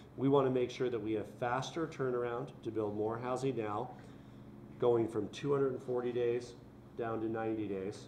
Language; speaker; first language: English; native; English